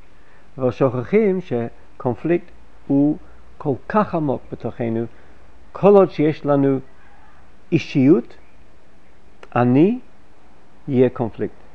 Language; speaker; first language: Hebrew; non-native, fluent; English